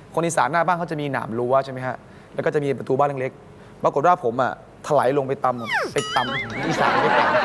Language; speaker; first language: Thai; native; Thai